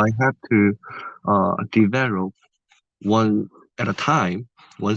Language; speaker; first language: English; non-native, learner; Korean